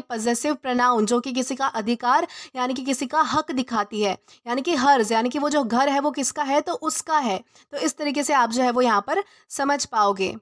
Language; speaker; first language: Hindi; native; Hindi